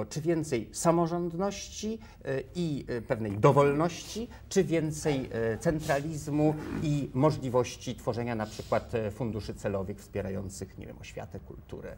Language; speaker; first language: Polish; native; Polish